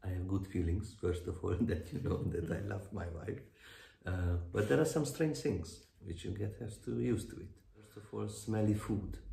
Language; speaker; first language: English; non-native, learner; Hungarian